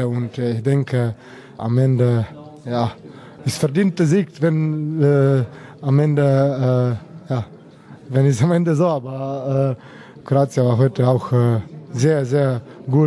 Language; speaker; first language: German; non-native, learner; Slovenian